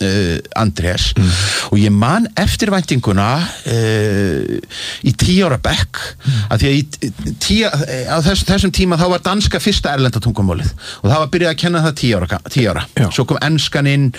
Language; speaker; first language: Icelandic; native; Icelandic